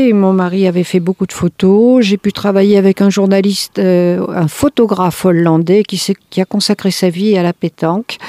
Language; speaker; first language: French; native; French